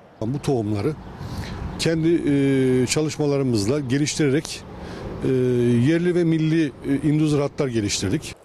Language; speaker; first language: Turkish; native; Turkish